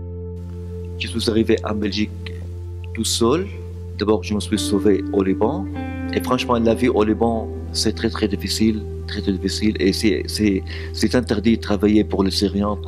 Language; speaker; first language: French; non-native, learner; Arabic